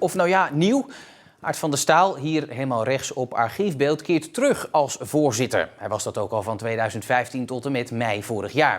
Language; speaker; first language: Dutch; native; Dutch